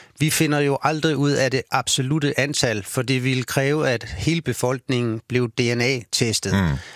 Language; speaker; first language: Danish; native; Danish